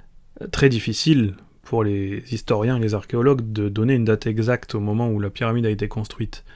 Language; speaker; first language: French; native; French